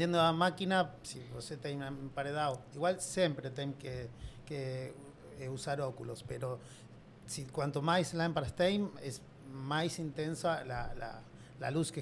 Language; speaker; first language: Portuguese; non-native, learner; Spanish